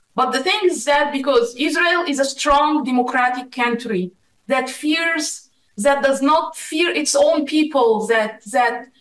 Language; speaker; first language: English; non-native, fluent; Arabic